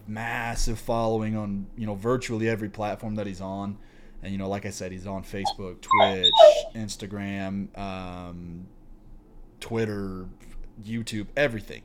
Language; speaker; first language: English; native; English